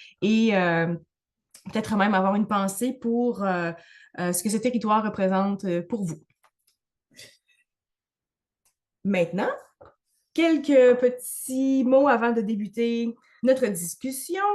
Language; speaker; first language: French; native; French